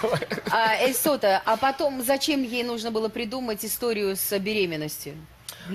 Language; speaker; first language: Russian; native; Russian